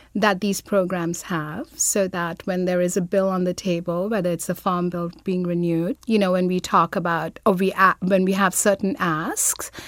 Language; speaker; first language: English; non-native, local second language; Malayalam